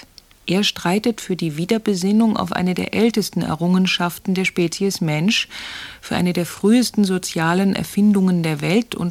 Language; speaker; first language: German; native; German